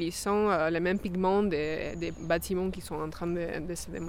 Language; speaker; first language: French; non-native, fluent; Spanish